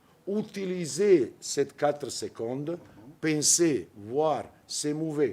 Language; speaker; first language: French; non-native, fluent; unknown